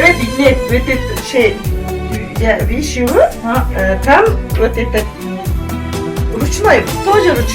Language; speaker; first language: Russian; non-native, local second language; Uzbek